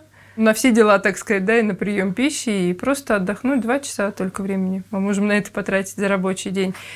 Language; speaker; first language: Russian; native; Russian